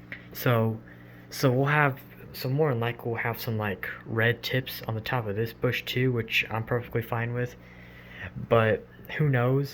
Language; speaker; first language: English; native; English